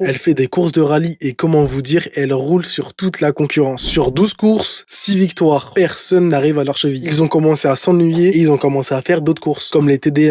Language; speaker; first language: French; native; French